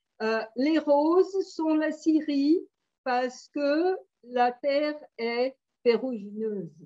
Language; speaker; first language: French; non-native, fluent; Portuguese